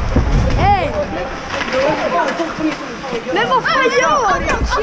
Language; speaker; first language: Swedish; native; Swedish